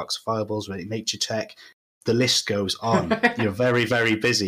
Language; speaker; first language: English; native; English